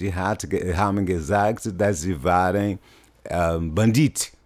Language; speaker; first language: German; non-native, learner; Portuguese